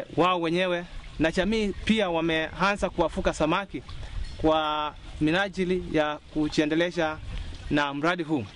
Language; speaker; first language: Swahili; non-native, local second language; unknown